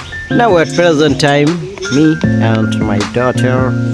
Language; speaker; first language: English; non-native, learner; Bangla